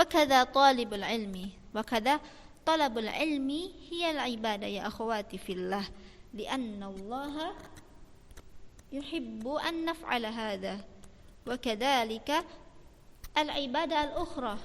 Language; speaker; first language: Arabic; non-native, fluent; Indonesian